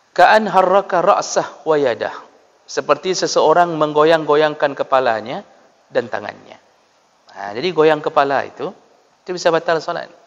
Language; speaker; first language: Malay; non-native, local second language; Achinese